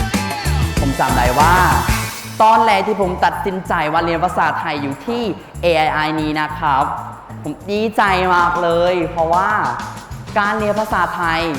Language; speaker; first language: Thai; non-native, fluent; Khmer